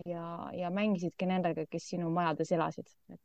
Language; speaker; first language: Estonian; non-native, local second language; Russian